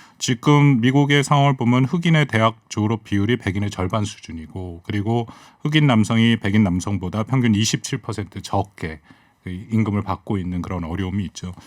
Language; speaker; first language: Korean; native; Korean